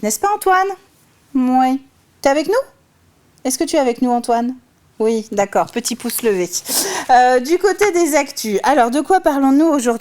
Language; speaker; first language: French; native; French